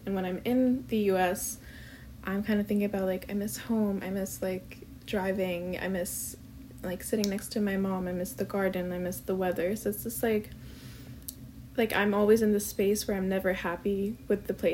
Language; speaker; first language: English; non-native, local second language; Urdu